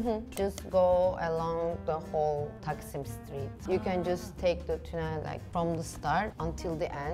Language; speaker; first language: English; non-native, fluent; Turkish